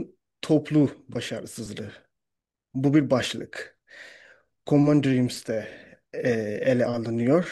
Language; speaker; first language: Turkish; non-native, fluent; Urdu